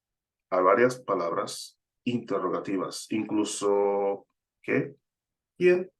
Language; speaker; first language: Spanish; non-native, fluent; English